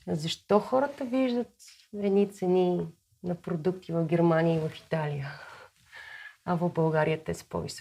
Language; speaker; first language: Bulgarian; native; Bulgarian